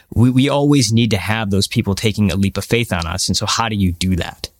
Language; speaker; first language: English; early bilingual, other home language; Hindi